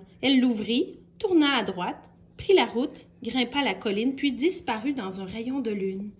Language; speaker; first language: French; native; French